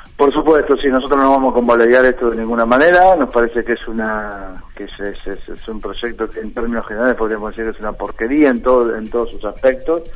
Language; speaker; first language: Spanish; native; Spanish